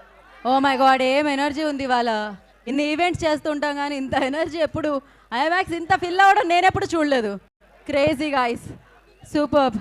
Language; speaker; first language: Telugu; native; Telugu